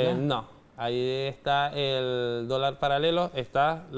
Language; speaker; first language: Spanish; native; Spanish